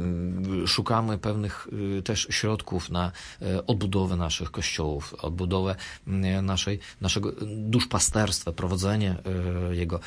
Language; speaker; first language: Polish; non-native, fluent; Russian